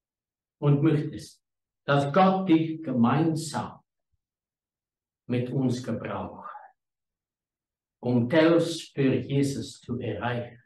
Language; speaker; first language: German; non-native, learner; Afrikaans